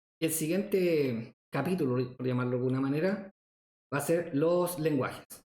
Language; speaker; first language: Spanish; native; Spanish